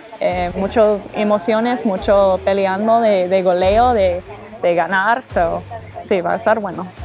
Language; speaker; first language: Spanish; early bilingual, heritage; English